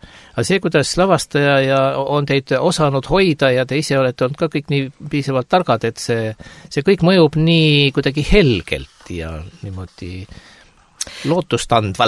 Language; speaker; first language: Estonian; native; Estonian